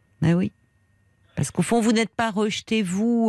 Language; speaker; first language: French; native; French